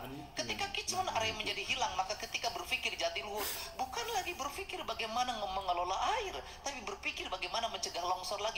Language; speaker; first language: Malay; non-native, local second language; Sundanese